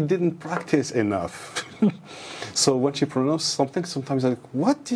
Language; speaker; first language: English; non-native, fluent; Arabic